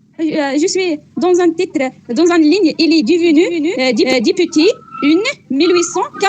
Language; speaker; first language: French; non-native, learner; Arabic